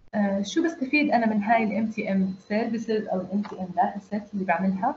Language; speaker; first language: Arabic; native; Arabic